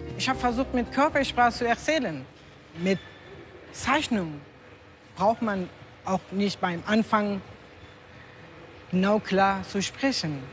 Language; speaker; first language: German; non-native, learner; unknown